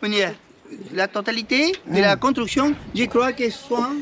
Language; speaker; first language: French; non-native, learner; Spanish